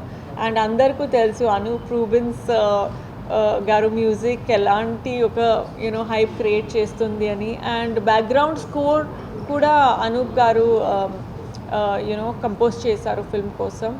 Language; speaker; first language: Telugu; non-native, fluent; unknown